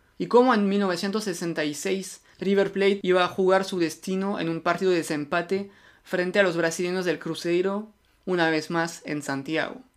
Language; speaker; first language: Spanish; non-native, fluent; French